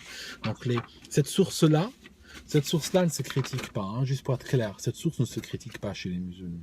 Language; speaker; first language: French; native; French